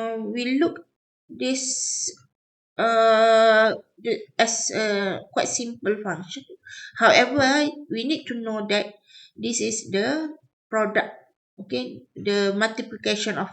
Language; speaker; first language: English; non-native, local second language; Malay